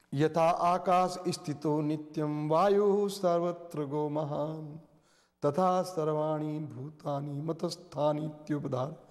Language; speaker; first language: Hindi; native; Hindi